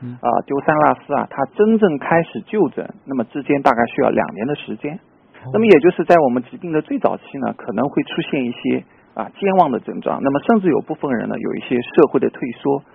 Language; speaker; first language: Chinese; native; Chinese